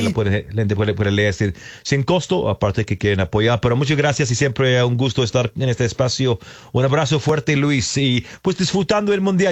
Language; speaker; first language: Spanish; non-native, fluent; English